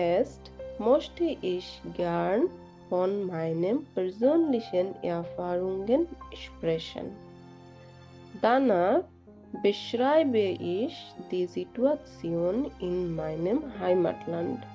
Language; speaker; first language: German; non-native, learner; Bangla